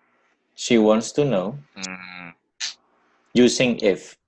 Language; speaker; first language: English; non-native, learner; Indonesian